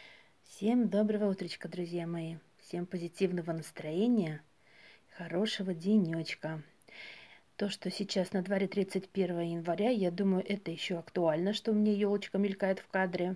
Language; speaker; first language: Russian; native; Russian